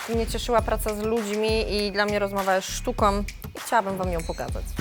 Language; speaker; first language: Polish; native; Polish